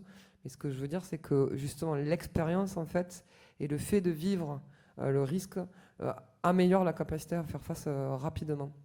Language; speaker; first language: French; native; French